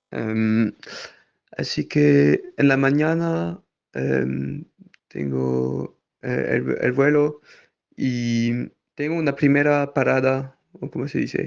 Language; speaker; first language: Spanish; non-native, learner; French